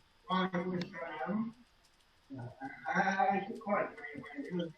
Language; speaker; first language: English; non-native, local second language; Malay